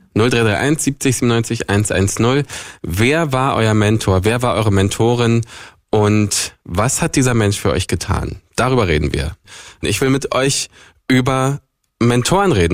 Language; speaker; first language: German; native; German